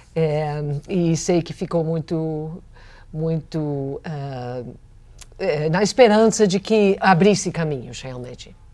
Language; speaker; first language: Portuguese; non-native, fluent; English